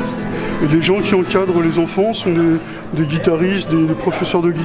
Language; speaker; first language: French; native; French